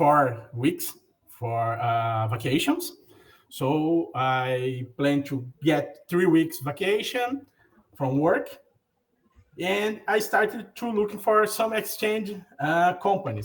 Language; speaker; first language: English; non-native, learner; Portuguese